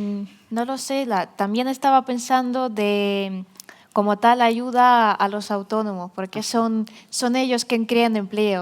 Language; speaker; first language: Spanish; non-native, fluent; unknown